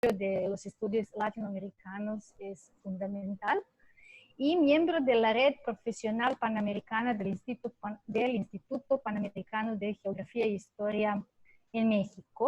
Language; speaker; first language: Spanish; non-native, fluent; Serbian